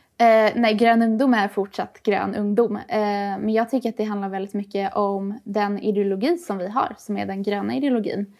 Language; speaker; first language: Swedish; early bilingual, other home language; Persian